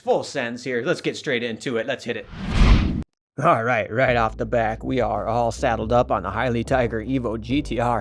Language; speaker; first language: English; native; English